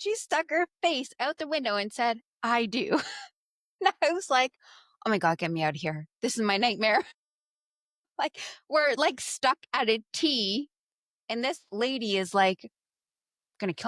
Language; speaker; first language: English; native; English